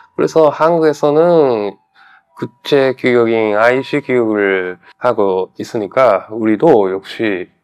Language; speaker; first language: Korean; non-native, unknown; Japanese